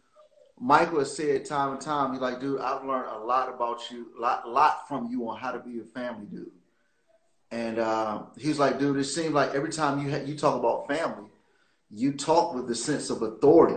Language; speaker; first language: English; native; English